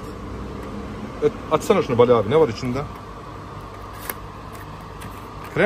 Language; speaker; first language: Russian; non-native, learner; Turkish